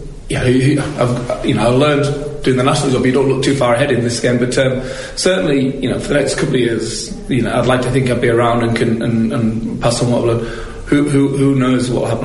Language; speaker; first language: English; native; English